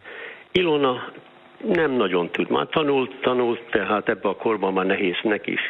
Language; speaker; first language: Hungarian; early bilingual, heritage; Hungarian